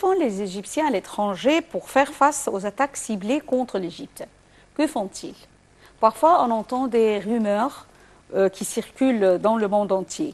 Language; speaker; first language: French; non-native, fluent; Arabic